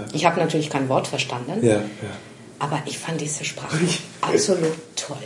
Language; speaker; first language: German; non-native, fluent; Spanish